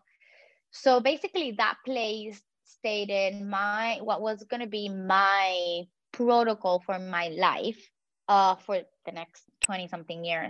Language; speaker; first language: English; non-native, fluent; Spanish